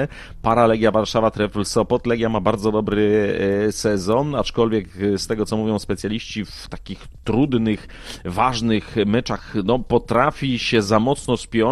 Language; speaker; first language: Polish; native; Polish